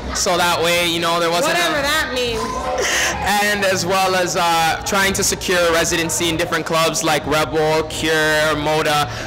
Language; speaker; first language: English; native; English